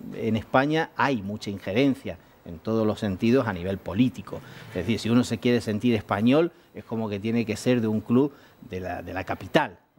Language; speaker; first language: Spanish; native; Spanish